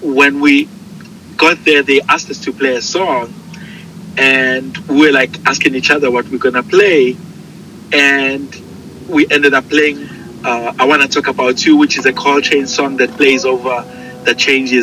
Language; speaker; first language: English; non-native, local second language; Zulu